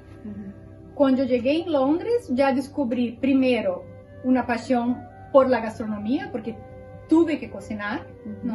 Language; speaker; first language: Spanish; non-native, fluent; Portuguese